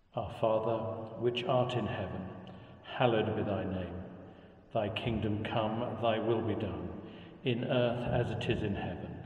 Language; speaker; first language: English; native; English